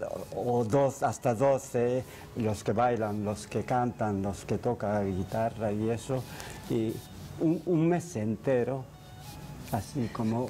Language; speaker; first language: Spanish; non-native, fluent; Japanese